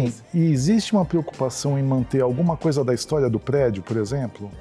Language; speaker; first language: Portuguese; native; Portuguese